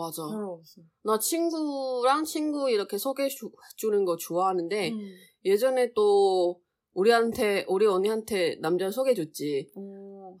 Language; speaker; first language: Korean; non-native, learner; Chinese